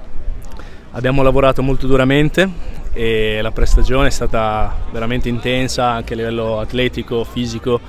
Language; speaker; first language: Italian; native; Italian